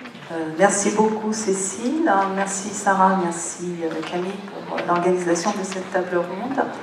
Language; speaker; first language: French; non-native, fluent; Japanese